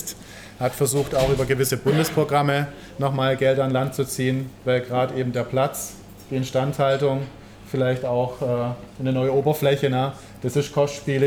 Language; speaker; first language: German; native; German